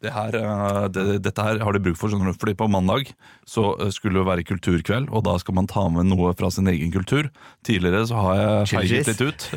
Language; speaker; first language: Norwegian; native; Norwegian